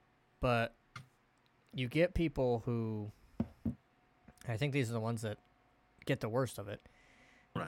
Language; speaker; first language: English; native; English